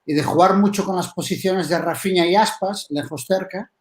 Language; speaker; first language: Spanish; native; Spanish